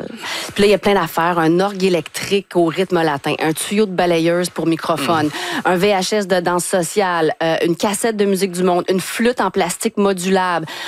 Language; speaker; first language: French; native; French